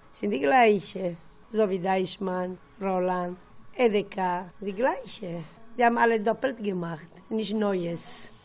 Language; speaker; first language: German; non-native, learner; Italian